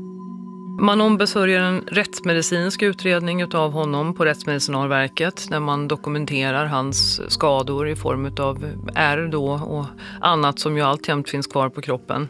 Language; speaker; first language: Swedish; native; Swedish